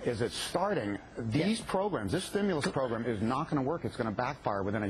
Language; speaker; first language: English; native; English